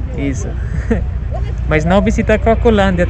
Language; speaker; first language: Portuguese; non-native, fluent; Spanish